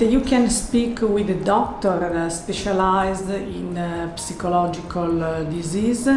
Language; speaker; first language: English; non-native, learner; Italian